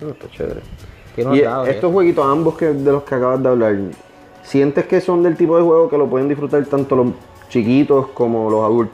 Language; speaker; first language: Spanish; native; Spanish